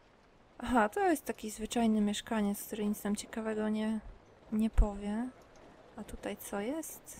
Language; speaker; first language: Polish; native; Polish